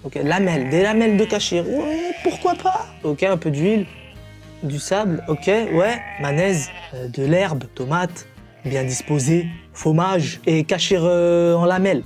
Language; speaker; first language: French; native; French